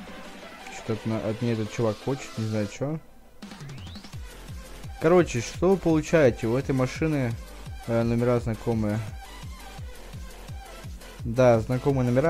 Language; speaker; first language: Russian; native; Russian